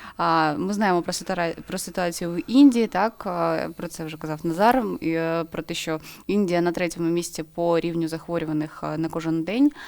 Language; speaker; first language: Ukrainian; native; Ukrainian